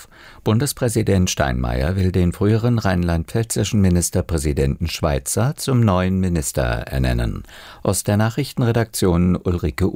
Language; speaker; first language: German; native; German